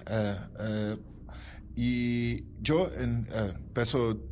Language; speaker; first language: Spanish; non-native, learner; Portuguese